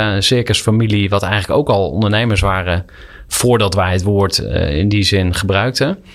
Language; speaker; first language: Dutch; native; Dutch